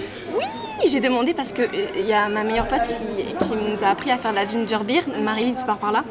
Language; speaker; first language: French; native; French